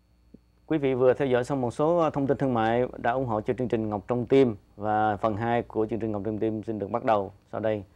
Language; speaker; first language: Vietnamese; native; Vietnamese